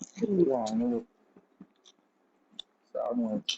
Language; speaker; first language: Korean; non-native, learner; Manipuri